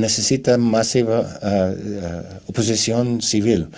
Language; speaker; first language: Spanish; non-native, fluent; English